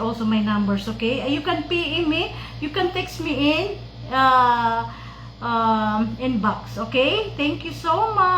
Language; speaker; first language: English; non-native, local second language; Filipino